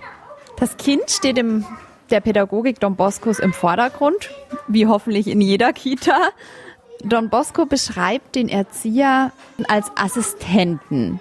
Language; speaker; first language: German; native; German